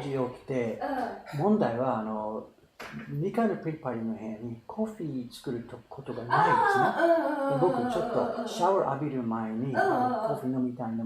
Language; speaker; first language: Japanese; non-native, fluent; English